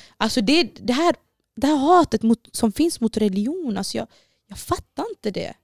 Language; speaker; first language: Swedish; early bilingual, other home language; Baluchi